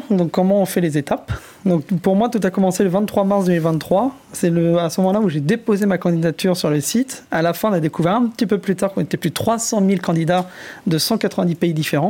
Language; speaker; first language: French; native; French